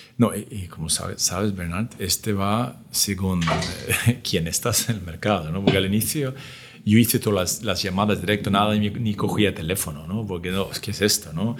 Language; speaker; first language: Spanish; non-native, fluent; Swedish